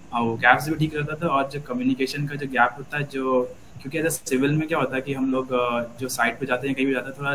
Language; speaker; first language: Hindi; native; Hindi